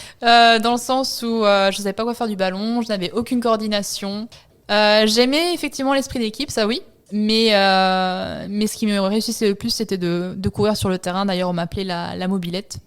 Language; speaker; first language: French; early bilingual, other home language; Italian